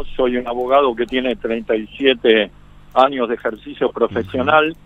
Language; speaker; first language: Spanish; native; Spanish